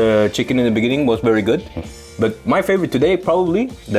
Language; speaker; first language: English; non-native, fluent; Norwegian